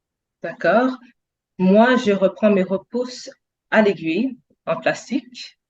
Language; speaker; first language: French; non-native, fluent; English